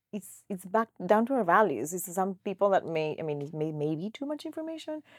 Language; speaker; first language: English; non-native, fluent; Spanish